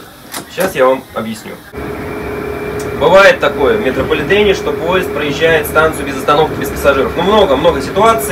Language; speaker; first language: Russian; native; Russian